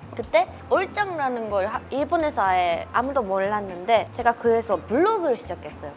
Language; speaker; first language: Korean; non-native, fluent; Japanese